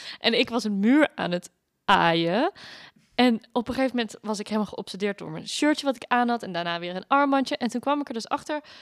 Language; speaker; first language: Dutch; native; Dutch